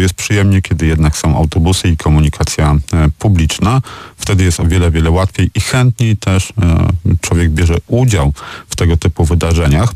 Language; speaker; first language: Polish; native; Polish